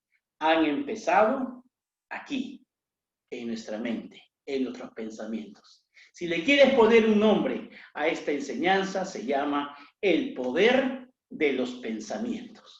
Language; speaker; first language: Spanish; native; Spanish